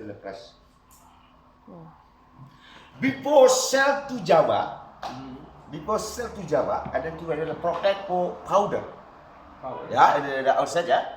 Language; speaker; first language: English; non-native, learner; Indonesian